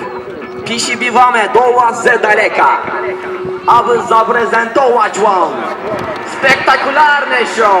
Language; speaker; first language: Polish; non-native, learner; Turkish